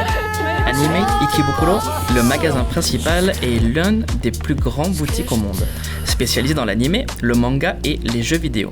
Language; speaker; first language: French; native; French